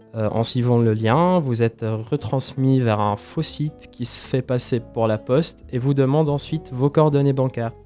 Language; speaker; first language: French; non-native, local second language; Arabic